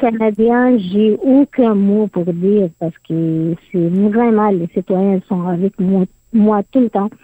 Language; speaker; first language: French; non-native, learner; Arabic